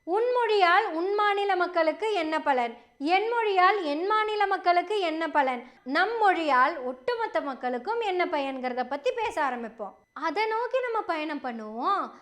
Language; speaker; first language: Tamil; native; Tamil